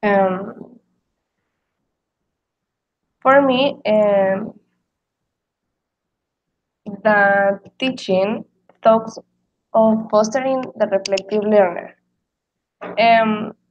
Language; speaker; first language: English; non-native, learner; Spanish